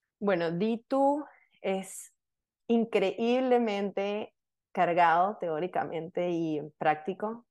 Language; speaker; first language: Spanish; native; Spanish